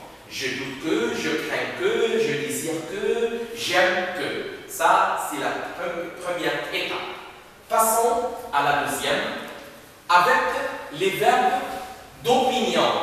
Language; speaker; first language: French; non-native, fluent; Arabic